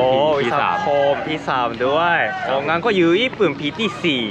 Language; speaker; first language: Thai; non-native, fluent; Japanese